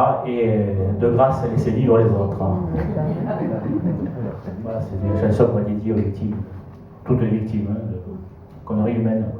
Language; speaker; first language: French; native; French